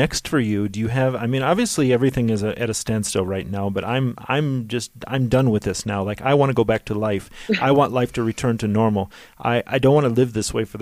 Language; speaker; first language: English; native; English